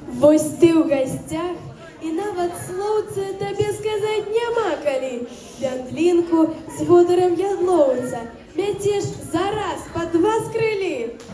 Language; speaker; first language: Belarusian; non-native, local second language; Russian